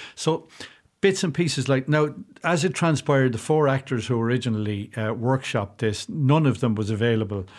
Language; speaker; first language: English; native; English